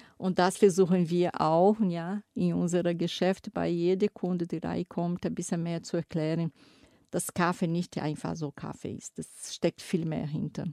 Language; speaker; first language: German; non-native, fluent; Portuguese